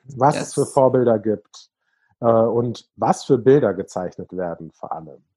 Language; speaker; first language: German; native; German